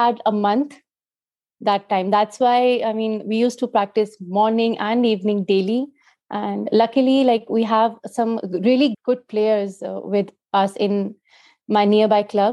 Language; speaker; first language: English; non-native, local second language; Hindi